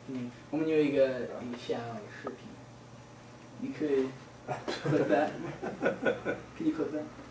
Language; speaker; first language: Chinese; non-native, learner; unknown